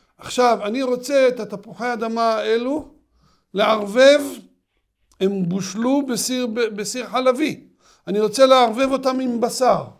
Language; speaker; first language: Hebrew; native; Hebrew